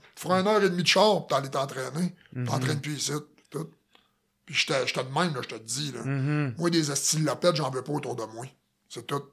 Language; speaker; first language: French; native; French